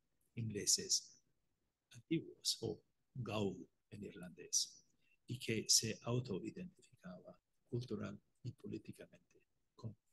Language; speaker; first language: Spanish; non-native, fluent; Irish